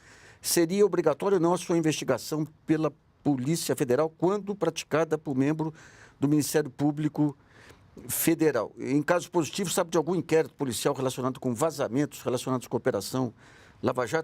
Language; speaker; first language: Portuguese; native; Portuguese